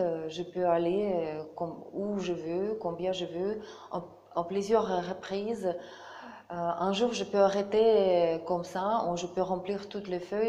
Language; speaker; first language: French; non-native, learner; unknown